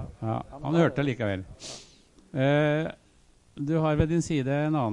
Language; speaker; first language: Norwegian; native; Norwegian